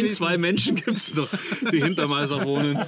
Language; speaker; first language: German; native; German